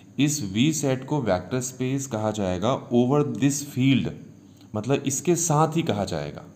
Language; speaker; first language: Hindi; native; Hindi